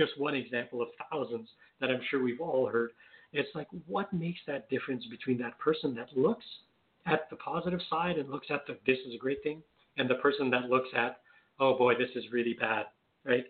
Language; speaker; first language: English; non-native, fluent; French